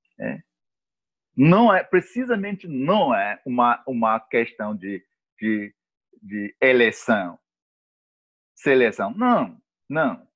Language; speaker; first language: Portuguese; non-native, fluent; English